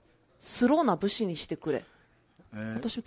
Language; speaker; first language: Japanese; native; Japanese